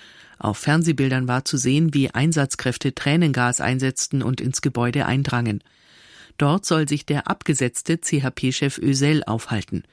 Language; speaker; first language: German; native; German